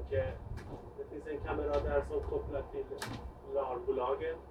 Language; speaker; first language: Swedish; non-native, learner; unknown